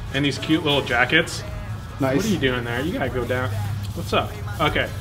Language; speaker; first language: English; native; English